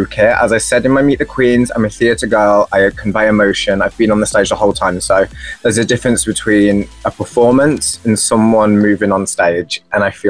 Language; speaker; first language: English; native; English